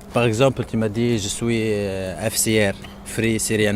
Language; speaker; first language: French; non-native, learner; Arabic